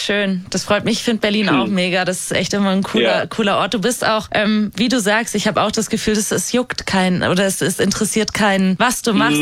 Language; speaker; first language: German; native; German